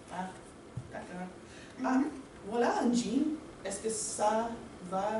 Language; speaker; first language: French; non-native, learner; English